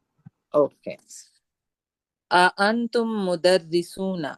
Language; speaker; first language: Arabic; non-native, learner; Urdu